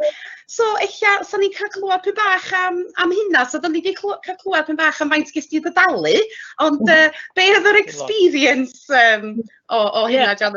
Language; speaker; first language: Welsh; native; Welsh